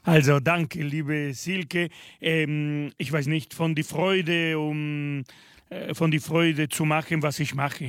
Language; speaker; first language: German; non-native, fluent; Spanish